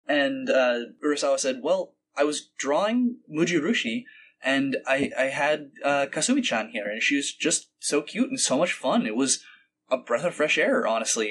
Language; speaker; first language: English; native; English